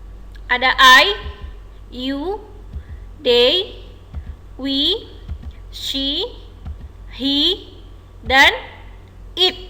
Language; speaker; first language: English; non-native, fluent; Indonesian